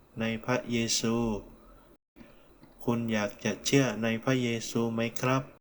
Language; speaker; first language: Thai; non-native, fluent; Korean